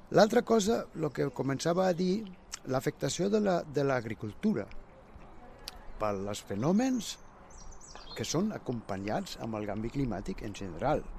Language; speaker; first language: Catalan; non-native, fluent; German